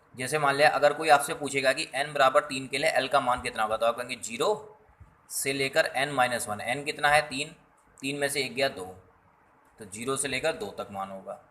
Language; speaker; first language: Hindi; native; Hindi